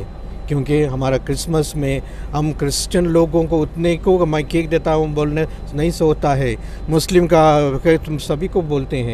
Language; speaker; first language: Hindi; non-native, local second language; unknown